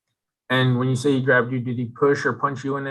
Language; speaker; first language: English; native; English